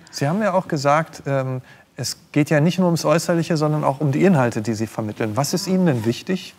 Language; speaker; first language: German; native; German